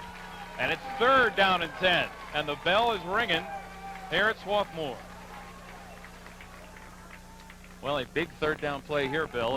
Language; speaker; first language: English; native; English